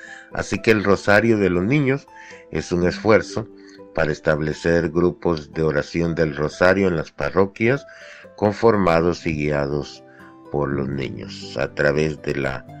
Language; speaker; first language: Spanish; native; Spanish